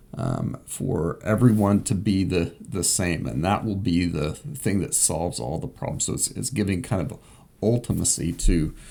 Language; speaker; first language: English; native; English